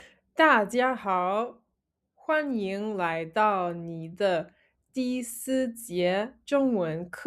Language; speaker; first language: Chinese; non-native, fluent; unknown